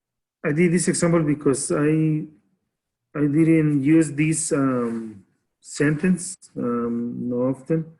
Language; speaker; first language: English; non-native, learner; Spanish